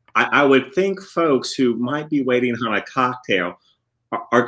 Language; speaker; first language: English; native; English